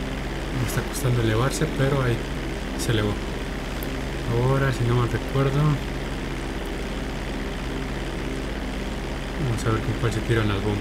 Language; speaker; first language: Spanish; native; Spanish